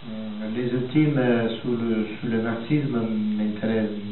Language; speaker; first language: French; non-native, fluent; Italian